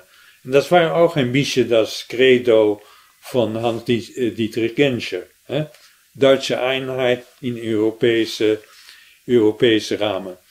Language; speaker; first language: German; non-native, fluent; Dutch